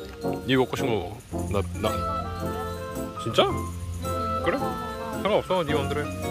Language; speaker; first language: Korean; native; Korean